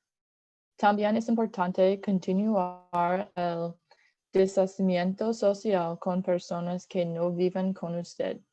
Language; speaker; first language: Spanish; non-native, learner; English